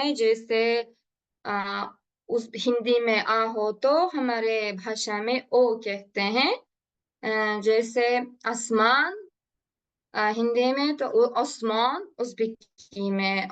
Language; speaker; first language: Hindi; non-native, learner; Uzbek